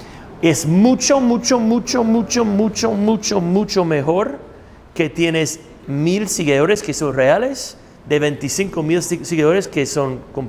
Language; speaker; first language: Spanish; non-native, fluent; English